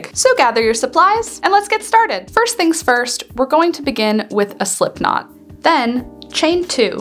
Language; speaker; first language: English; native; English